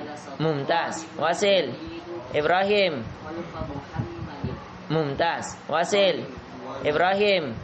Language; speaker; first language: Arabic; non-native, fluent; Indonesian